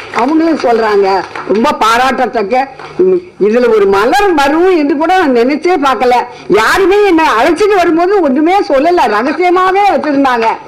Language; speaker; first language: Tamil; native; Tamil